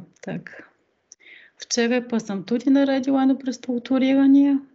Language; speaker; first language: Slovenian; non-native, fluent; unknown